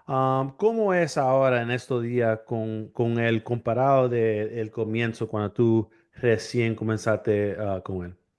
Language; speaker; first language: Spanish; early bilingual, heritage; English